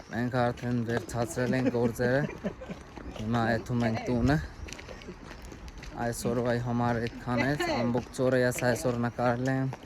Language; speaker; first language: Armenian; non-native, learner; Hindi